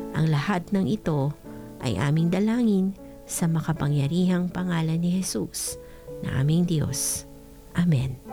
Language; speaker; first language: Filipino; non-native, local second language; Bikol